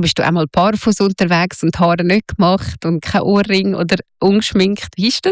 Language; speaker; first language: German; native; German